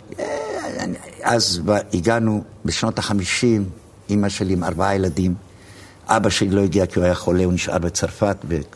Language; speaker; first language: Hebrew; early bilingual, other home language; Arabic